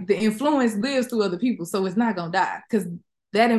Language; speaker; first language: English; native; English